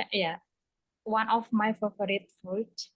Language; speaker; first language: English; non-native, learner; Indonesian